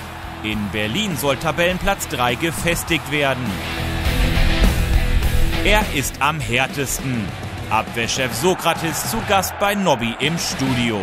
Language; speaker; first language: German; native; German